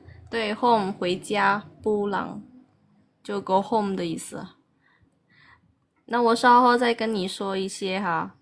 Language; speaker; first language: Chinese; early bilingual, heritage; Chinese